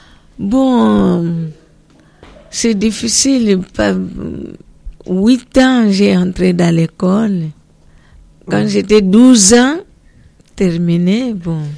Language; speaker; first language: French; non-native, learner; Portuguese